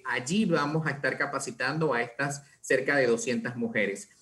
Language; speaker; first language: Spanish; native; Spanish